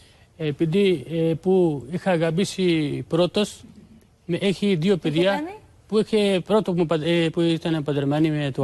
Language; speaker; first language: Greek; non-native, learner; Urdu